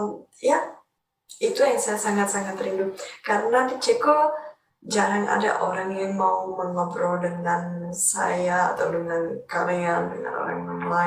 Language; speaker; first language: Indonesian; non-native, fluent; Czech